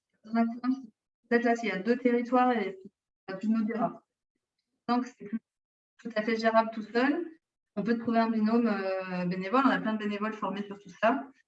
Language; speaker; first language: French; native; French